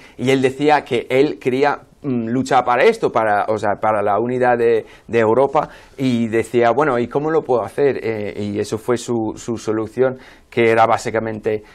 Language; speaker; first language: Spanish; non-native, fluent; English